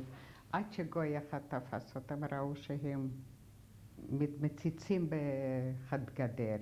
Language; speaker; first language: Hebrew; non-native, fluent; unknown